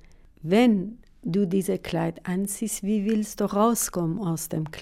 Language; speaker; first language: German; non-native, fluent; Persian